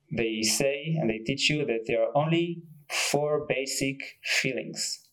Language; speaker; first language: English; non-native, fluent; Hebrew